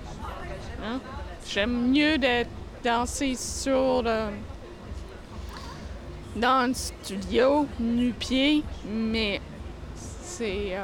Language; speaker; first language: French; non-native, local second language; English